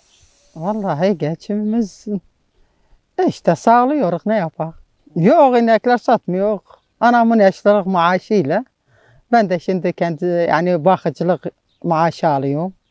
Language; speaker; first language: Turkish; non-native, local second language; Arabic